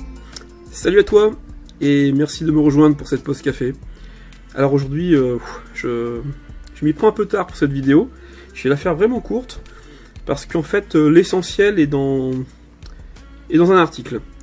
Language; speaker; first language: French; native; French